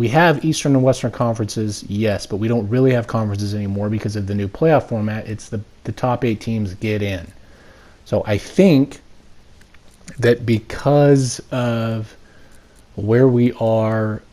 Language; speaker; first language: English; native; English